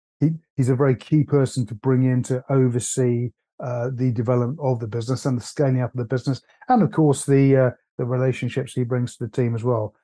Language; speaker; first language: English; native; English